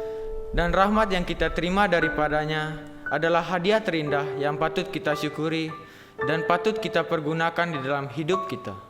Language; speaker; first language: Indonesian; native; Indonesian